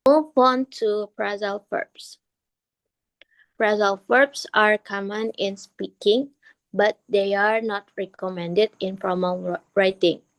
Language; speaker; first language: English; non-native, learner; Indonesian